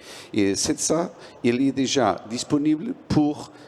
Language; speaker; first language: French; non-native, learner; Portuguese